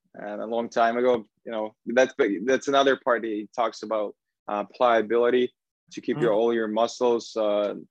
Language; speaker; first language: English; non-native, fluent; Russian